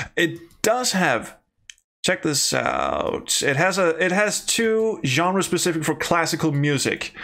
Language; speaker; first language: English; non-native, fluent; Danish